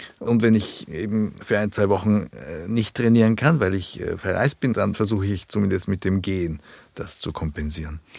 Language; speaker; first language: German; early bilingual, other home language; Japanese